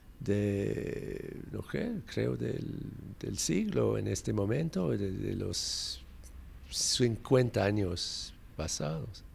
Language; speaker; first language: Spanish; non-native, fluent; English